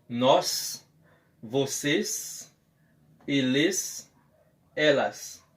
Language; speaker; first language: Portuguese; non-native, learner; Haitian Creole